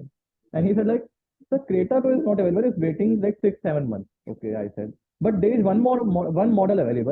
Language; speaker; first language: English; non-native, local second language; Hindi